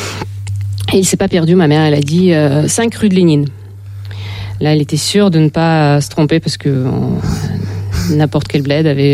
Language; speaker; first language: French; non-native, fluent; Russian